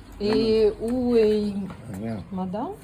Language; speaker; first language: French; non-native, learner; Ukrainian